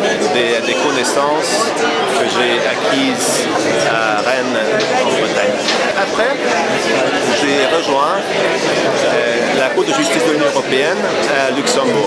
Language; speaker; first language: French; non-native, fluent; Hungarian